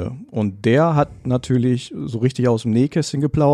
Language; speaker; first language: German; native; German